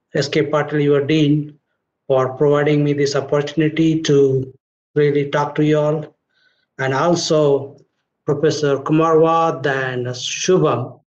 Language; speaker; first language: English; non-native, local second language; Marathi